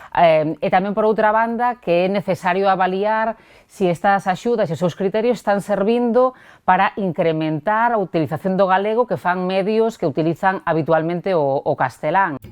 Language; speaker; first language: Galician; non-native, local second language; Spanish